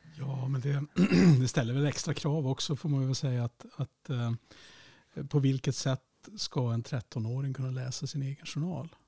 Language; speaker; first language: Swedish; native; Swedish